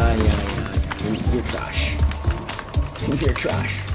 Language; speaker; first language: English; native; English